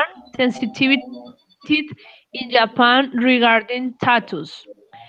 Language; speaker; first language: English; non-native, learner; Spanish